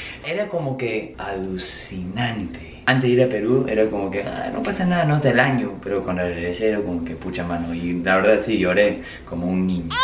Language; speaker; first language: Spanish; non-native, fluent; English